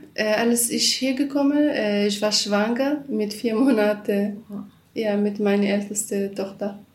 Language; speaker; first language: German; non-native, learner; Kurdish